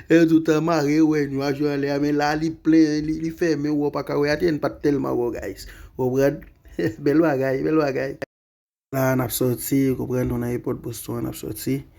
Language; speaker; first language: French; non-native, learner; Haitian Creole